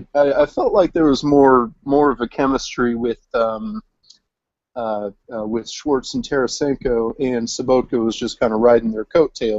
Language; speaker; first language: English; native; English